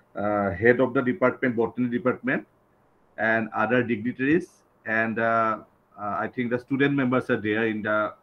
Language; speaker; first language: English; non-native, local second language; Assamese